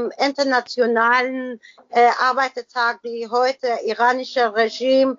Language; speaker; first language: German; non-native, learner; Persian